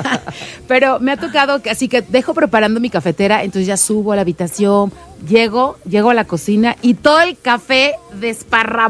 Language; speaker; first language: Spanish; native; Spanish